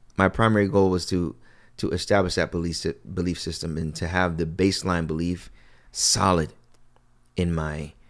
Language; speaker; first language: English; early bilingual, other home language; Akan